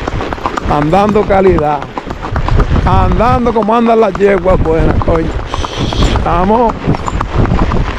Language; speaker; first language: Spanish; native; Spanish